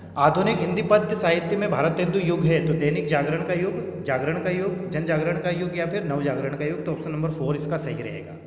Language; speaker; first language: Hindi; native; Hindi